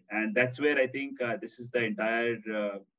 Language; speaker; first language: English; non-native, local second language; Hindi